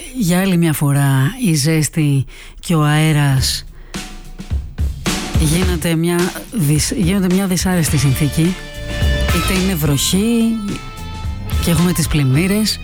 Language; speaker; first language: Greek; native; Greek